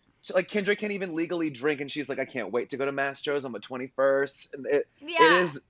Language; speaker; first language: English; native; English